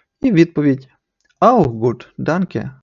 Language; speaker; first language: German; non-native, fluent; Ukrainian